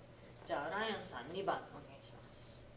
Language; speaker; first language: Japanese; non-native, fluent; English